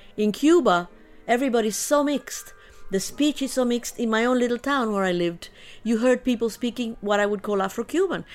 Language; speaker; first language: English; early bilingual, other home language; Spanish